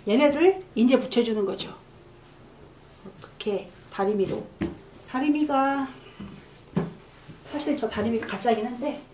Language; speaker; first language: Korean; native; Korean